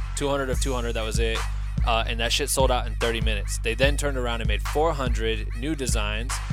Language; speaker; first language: English; native; English